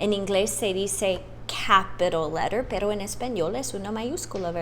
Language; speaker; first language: Spanish; non-native, fluent; English